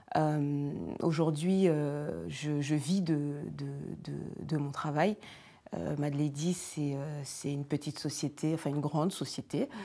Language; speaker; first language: French; native; French